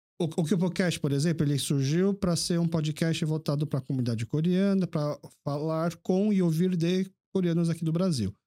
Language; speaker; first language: Portuguese; early bilingual, other home language; Korean